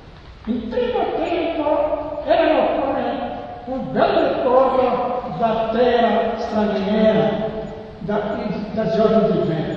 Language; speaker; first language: Italian; non-native, learner; Serbian